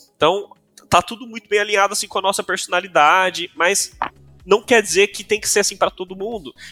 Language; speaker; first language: Portuguese; non-native, local second language; English